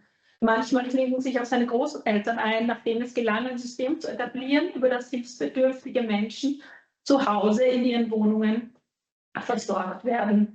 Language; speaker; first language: German; early bilingual, other home language; Albanian